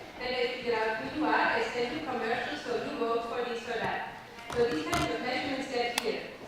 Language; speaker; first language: English; non-native, fluent; German